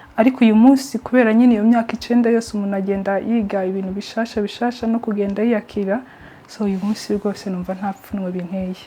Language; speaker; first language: Kinyarwanda; native; Kinyarwanda